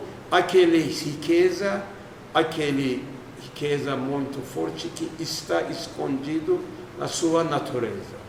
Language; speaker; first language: Portuguese; non-native, fluent; Turkish